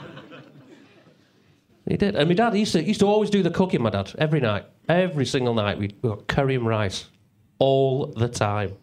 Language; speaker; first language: English; native; English